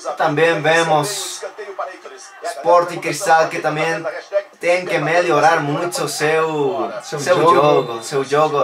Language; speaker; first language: Portuguese; non-native, learner; Spanish